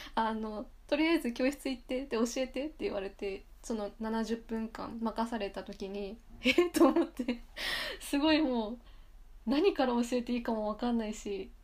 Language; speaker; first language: Japanese; native; Japanese